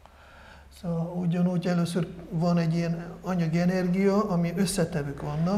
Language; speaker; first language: Hungarian; non-native, fluent; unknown